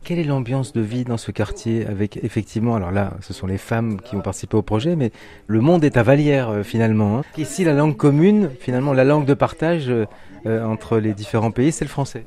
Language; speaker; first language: French; native; French